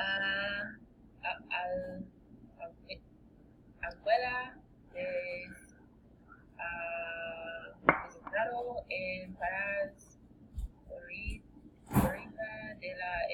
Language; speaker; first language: Spanish; non-native, learner; English